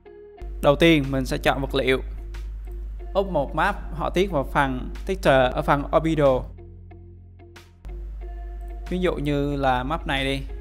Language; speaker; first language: Vietnamese; native; Vietnamese